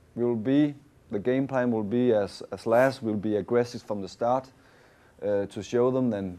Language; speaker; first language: English; non-native, fluent; Danish